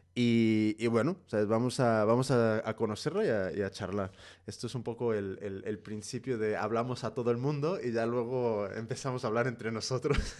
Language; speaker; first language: Spanish; native; Spanish